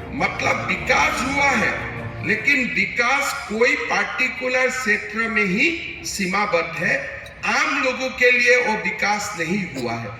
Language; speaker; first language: Hindi; non-native, local second language; Assamese